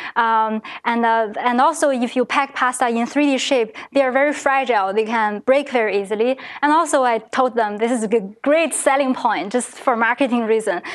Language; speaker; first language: English; non-native, fluent; Chinese